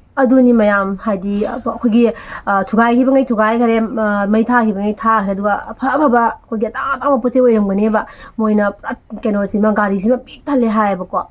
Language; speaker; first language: Manipuri; native; Manipuri